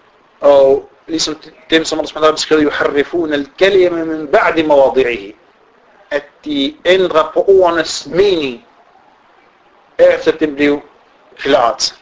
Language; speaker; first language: Danish; non-native, fluent; Arabic